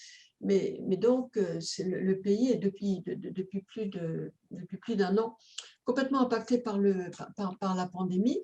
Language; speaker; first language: French; native; French